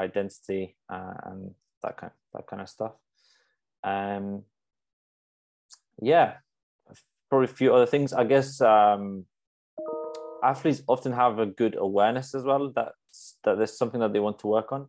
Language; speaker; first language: English; non-native, fluent; Polish